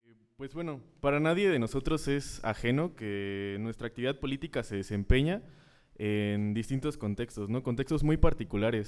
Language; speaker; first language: Spanish; native; Spanish